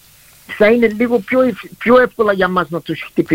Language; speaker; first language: Greek; early bilingual, heritage; Greek